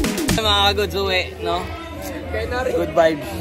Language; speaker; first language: Filipino; native; Filipino